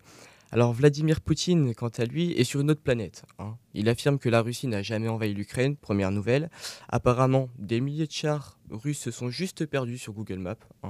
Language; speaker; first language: French; native; French